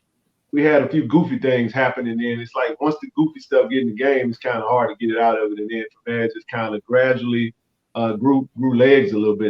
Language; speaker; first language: English; native; English